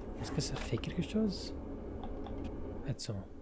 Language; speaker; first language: French; non-native, learner; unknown